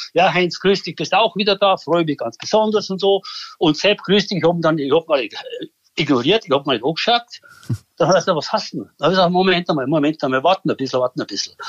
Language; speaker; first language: German; native; German